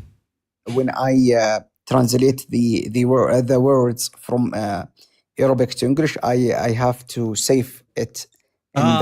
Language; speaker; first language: English; non-native, learner; Arabic